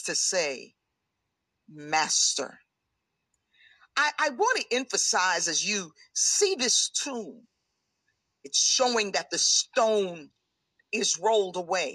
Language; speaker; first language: English; native; English